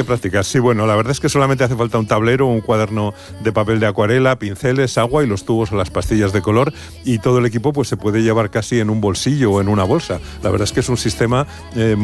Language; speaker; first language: Spanish; native; Spanish